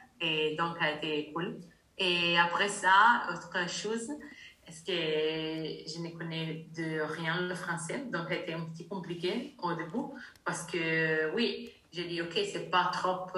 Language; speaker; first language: French; non-native, learner; Italian